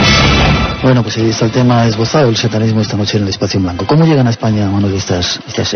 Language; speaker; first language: Spanish; native; Spanish